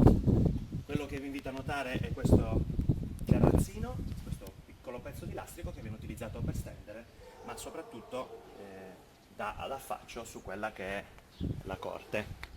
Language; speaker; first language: Italian; native; Italian